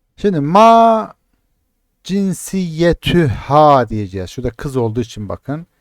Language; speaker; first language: Turkish; native; Turkish